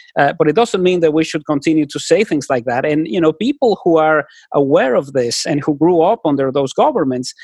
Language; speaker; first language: English; non-native, fluent; Spanish